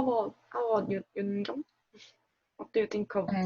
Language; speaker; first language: English; non-native, learner; Korean